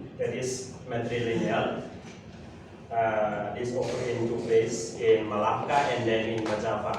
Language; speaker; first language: English; non-native, learner; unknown